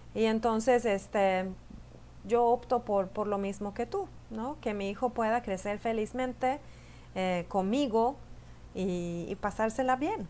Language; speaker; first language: Spanish; non-native, fluent; Swedish